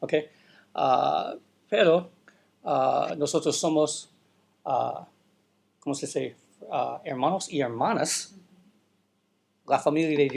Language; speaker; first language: Spanish; non-native, learner; English